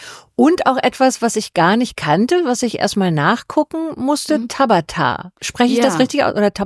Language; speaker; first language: German; native; German